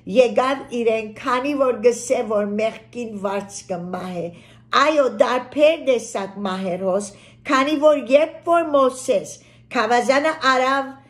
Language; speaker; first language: Armenian; early bilingual, heritage; Armenian